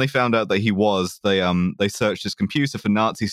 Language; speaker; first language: English; native; English